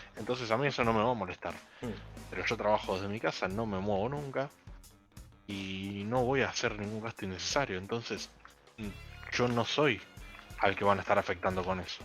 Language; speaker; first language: Spanish; native; Spanish